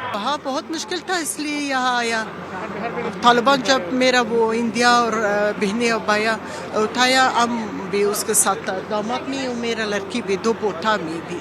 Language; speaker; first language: Hindi; non-native, fluent; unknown